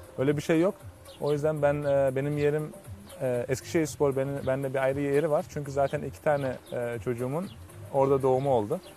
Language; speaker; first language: Turkish; early bilingual, heritage; Turkish